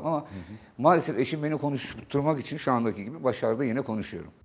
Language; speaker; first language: Turkish; native; Turkish